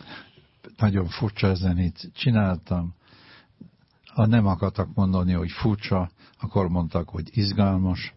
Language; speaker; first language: Hungarian; non-native, fluent; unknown